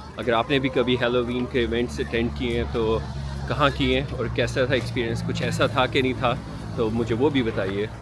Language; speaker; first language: Urdu; non-native, local second language; Punjabi